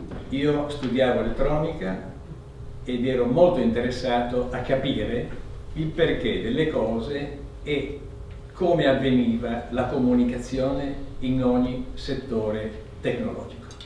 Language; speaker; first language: Italian; native; Italian